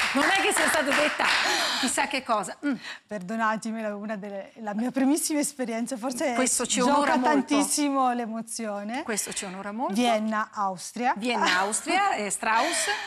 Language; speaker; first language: Italian; native; Italian